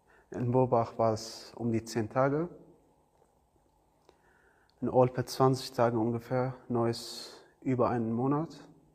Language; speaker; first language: German; non-native, fluent; Arabic